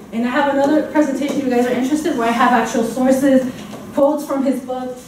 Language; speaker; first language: English; native; English